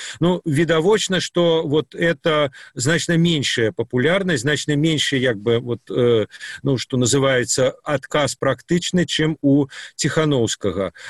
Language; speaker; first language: Belarusian; non-native, local second language; Russian